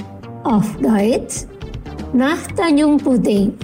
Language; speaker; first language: German; non-native, fluent; Indonesian